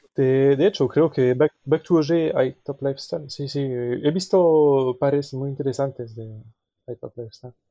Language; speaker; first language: Spanish; non-native, fluent; French